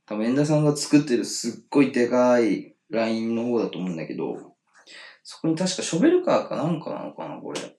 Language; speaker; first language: Japanese; native; Japanese